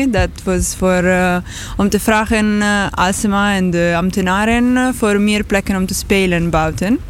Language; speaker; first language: Dutch; non-native, learner; Italian